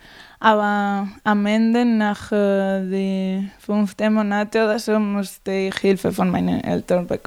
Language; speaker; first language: German; non-native, fluent; Spanish